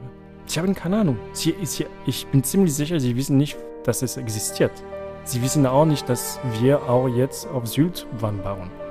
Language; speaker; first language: German; non-native, fluent; French